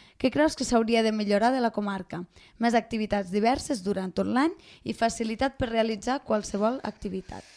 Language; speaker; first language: Catalan; non-native, local second language; Spanish